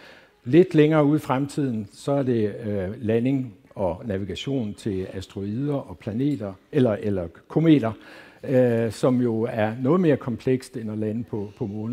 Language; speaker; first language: Danish; native; Danish